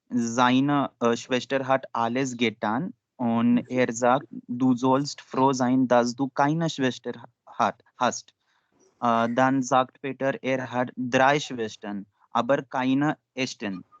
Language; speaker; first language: German; non-native, learner; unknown